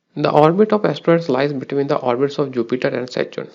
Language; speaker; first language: English; non-native, local second language; Punjabi